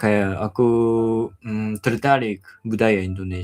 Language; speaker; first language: Indonesian; non-native, learner; Japanese